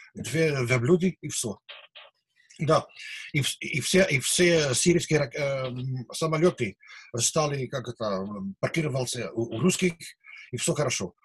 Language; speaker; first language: Russian; non-native, learner; Dutch